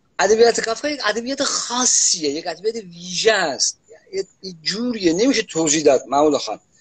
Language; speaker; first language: Persian; non-native, local second language; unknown